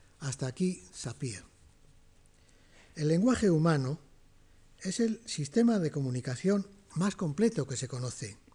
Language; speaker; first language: Spanish; native; Spanish